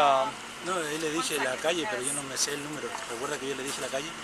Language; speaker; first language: Spanish; native; Spanish